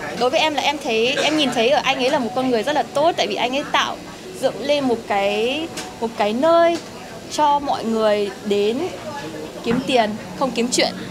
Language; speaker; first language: Vietnamese; early bilingual, heritage; Vietnamese